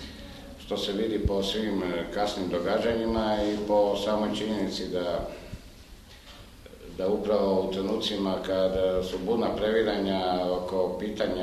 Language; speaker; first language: Croatian; native; Croatian